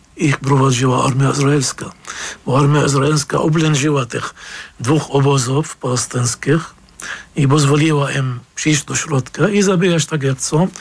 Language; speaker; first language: Polish; non-native, fluent; Arabic